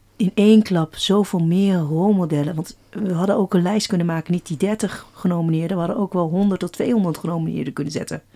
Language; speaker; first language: Dutch; early bilingual, other home language; Chinese